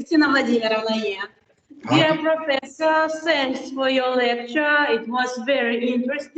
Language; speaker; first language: English; non-native, fluent; Russian